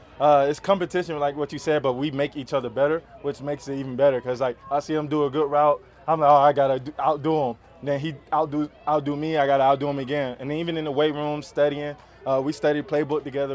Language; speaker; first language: English; native; English